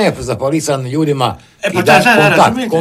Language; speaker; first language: Croatian; native; Croatian